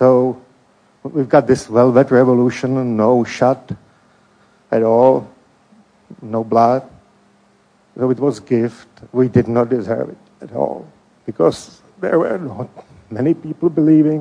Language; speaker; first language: English; non-native, fluent; Czech